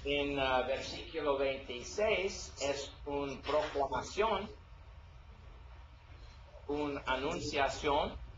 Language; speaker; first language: Spanish; non-native, learner; English